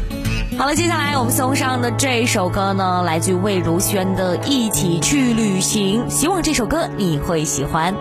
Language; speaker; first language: Chinese; native; Chinese